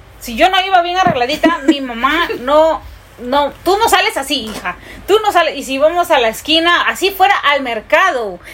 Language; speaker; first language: Spanish; native; Spanish